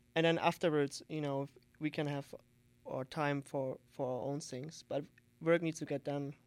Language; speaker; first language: English; non-native, fluent; German